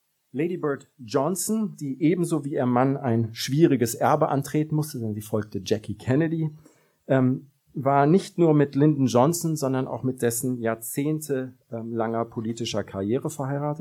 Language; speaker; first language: German; native; German